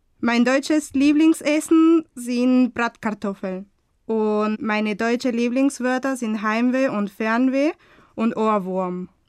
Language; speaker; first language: German; non-native, fluent; Spanish